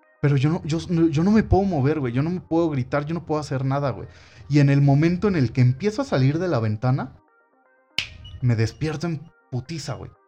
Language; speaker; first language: Spanish; native; Spanish